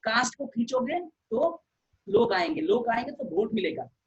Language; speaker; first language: Hindi; non-native, local second language; Bangla